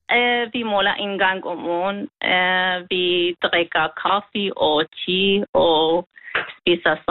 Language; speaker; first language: Danish; non-native, learner; Kurdish